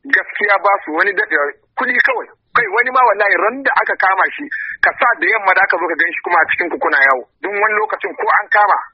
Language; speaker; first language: Hausa; native; Hausa